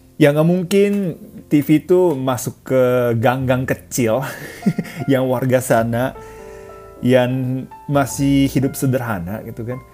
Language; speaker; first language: Indonesian; non-native, fluent; Japanese